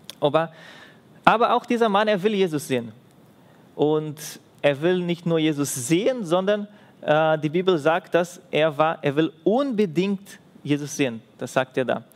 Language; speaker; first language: German; non-native, fluent; Portuguese